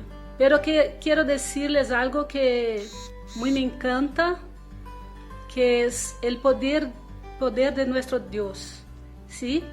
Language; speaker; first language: Spanish; non-native, learner; Portuguese